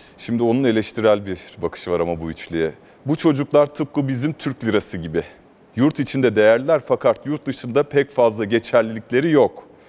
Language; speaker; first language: Turkish; native; Turkish